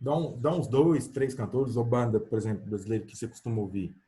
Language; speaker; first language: Portuguese; native; Portuguese